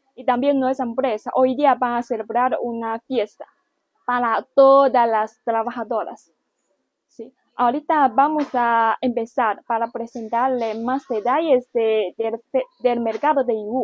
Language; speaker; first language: Spanish; non-native, learner; Chinese